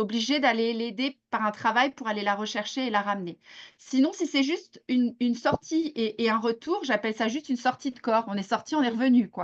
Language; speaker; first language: French; native; French